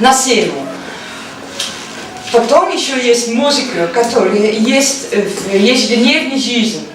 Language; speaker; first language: Russian; non-native, learner; Dutch